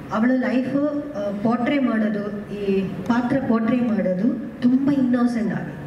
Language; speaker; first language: Kannada; non-native, learner; Malayalam